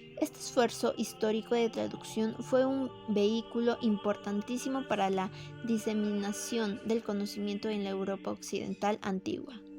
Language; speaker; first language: Spanish; native; Spanish